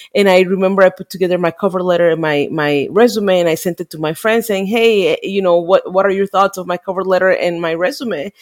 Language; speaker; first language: English; non-native, fluent; Spanish